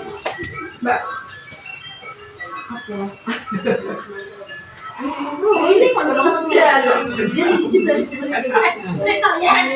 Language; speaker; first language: Indonesian; non-native, local second language; Javanese